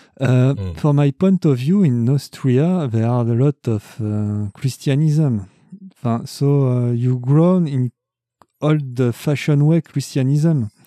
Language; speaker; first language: English; non-native, learner; French